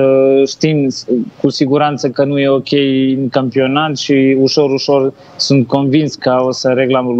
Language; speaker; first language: Romanian; non-native, fluent; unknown